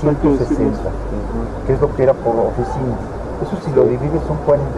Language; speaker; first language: Spanish; native; Spanish